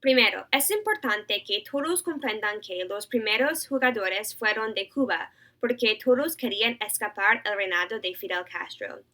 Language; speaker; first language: Spanish; non-native, learner; English